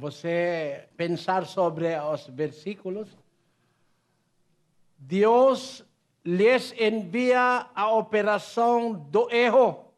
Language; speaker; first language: Portuguese; non-native, learner; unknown